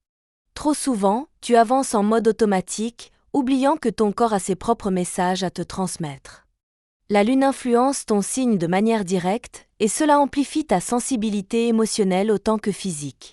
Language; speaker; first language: French; native; French